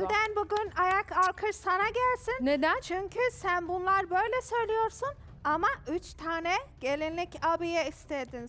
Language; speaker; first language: Turkish; non-native, learner; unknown